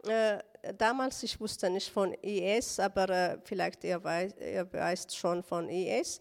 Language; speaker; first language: German; non-native, learner; Tigrinya